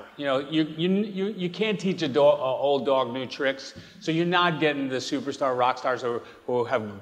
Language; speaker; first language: English; native; English